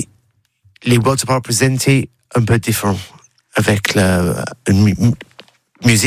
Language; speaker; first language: French; non-native, learner; English